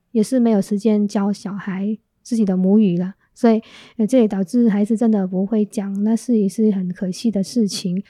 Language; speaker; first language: Chinese; non-native, fluent; Vietnamese